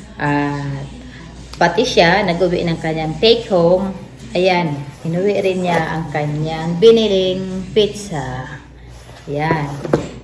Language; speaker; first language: Filipino; native; Filipino